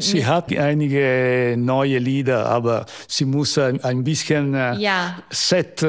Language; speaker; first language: German; non-native, local second language; Italian